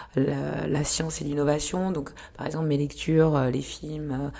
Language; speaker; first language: French; early bilingual, other home language; Kinyarwanda